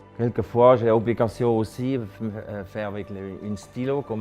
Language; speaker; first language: French; non-native, local second language; German